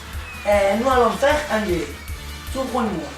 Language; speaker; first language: French; non-native, learner; Spanish